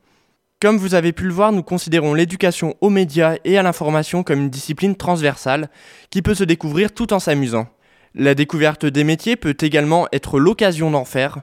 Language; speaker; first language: French; native; French